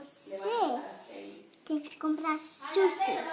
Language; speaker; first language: Portuguese; early bilingual, heritage; Portuguese